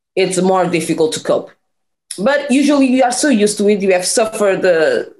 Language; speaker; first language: English; non-native, fluent; Portuguese